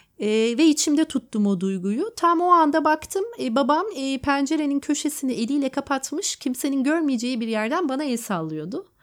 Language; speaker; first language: Turkish; native; Turkish